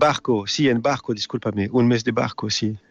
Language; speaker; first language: Spanish; non-native, fluent; French